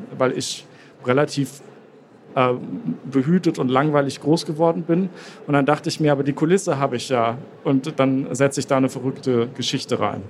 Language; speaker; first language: German; native; German